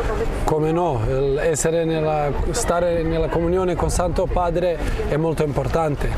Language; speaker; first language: Italian; non-native, fluent; Croatian